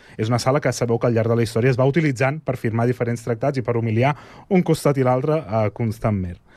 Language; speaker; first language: Catalan; native; Catalan